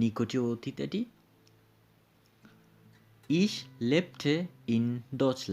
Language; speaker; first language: German; non-native, learner; Bangla